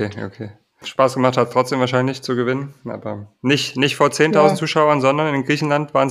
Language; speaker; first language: German; native; German